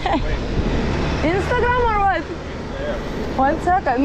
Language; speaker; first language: English; non-native, learner; Lithuanian